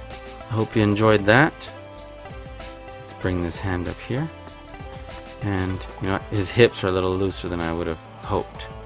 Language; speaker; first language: English; native; English